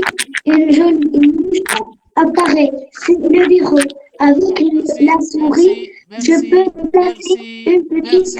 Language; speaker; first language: French; non-native, local second language; Arabic